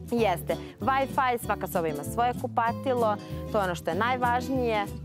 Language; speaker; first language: Serbian; native; Serbian